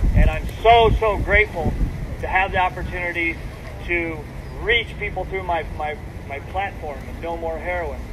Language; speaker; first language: English; native; English